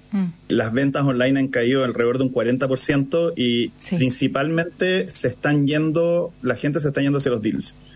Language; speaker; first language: Spanish; native; Spanish